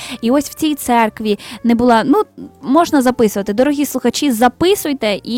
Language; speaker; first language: Ukrainian; native; Ukrainian